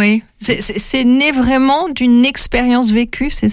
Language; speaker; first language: French; native; French